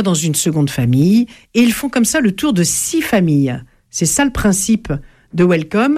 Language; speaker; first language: French; native; French